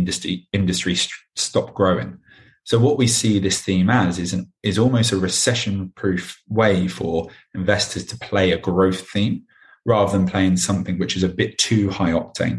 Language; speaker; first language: English; native; English